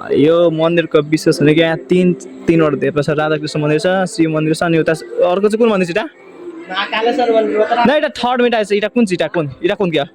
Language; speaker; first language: Nepali; non-native, local second language; Rana Tharu